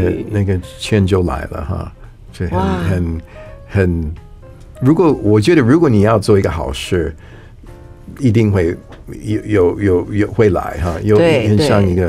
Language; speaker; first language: Chinese; non-native, fluent; English